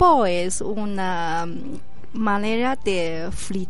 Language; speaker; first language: Spanish; non-native, learner; Chinese